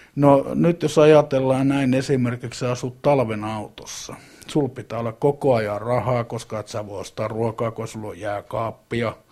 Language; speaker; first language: Finnish; native; Finnish